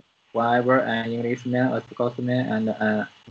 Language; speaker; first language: English; non-native, learner; Chinese